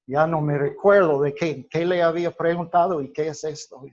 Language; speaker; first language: Spanish; non-native, fluent; English